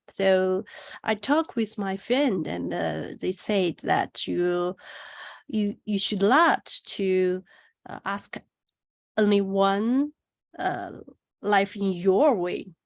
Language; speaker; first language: English; non-native, learner; Chinese